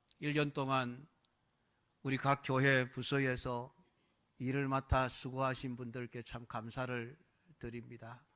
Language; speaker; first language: Korean; native; Korean